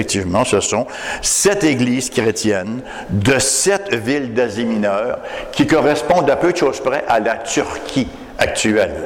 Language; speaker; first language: French; native; French